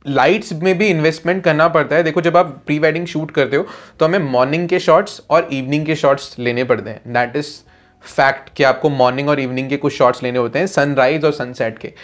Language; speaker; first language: Hindi; native; Hindi